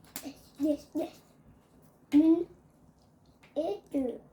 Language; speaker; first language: French; native; French